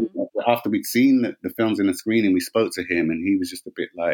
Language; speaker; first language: English; native; English